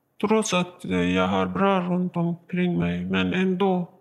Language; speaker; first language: Swedish; non-native, learner; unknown